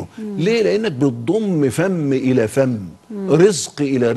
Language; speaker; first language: Arabic; native; Arabic